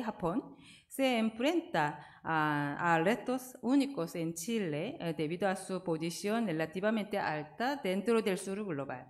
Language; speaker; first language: Spanish; non-native, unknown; Korean